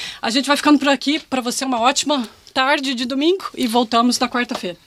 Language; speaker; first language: Portuguese; native; Portuguese